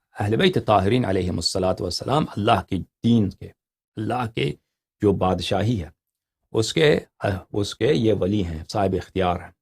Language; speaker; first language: Urdu; non-native, fluent; Persian